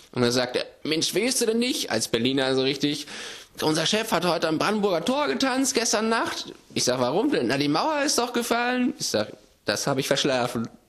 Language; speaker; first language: German; native; German